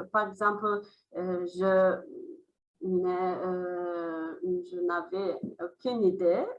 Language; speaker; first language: French; non-native, learner; Azerbaijani